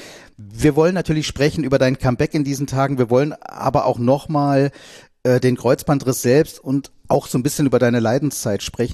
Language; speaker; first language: German; native; German